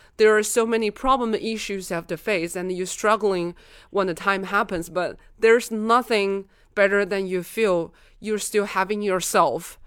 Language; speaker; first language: English; non-native, fluent; Chinese